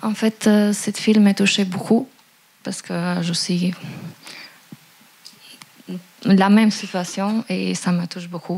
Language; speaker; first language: French; non-native, fluent; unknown